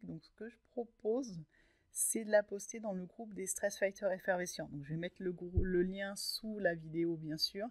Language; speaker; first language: French; native; French